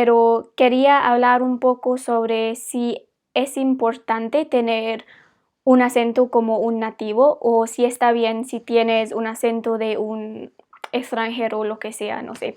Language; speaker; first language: Spanish; non-native, fluent; English